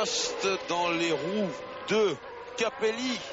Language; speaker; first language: French; native; French